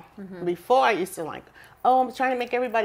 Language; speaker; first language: English; native; English